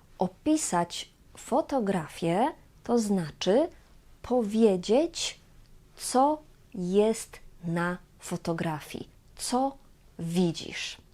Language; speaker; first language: Polish; native; Polish